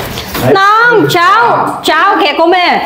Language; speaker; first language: Portuguese; non-native, learner; Vietnamese